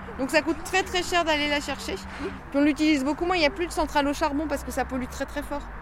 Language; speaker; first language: French; native; French